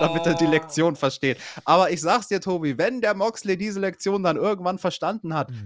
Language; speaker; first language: German; native; German